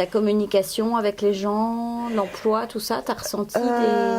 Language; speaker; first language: French; native; French